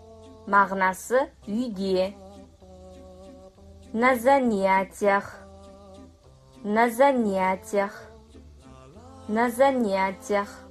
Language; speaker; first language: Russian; non-native, fluent; Kazakh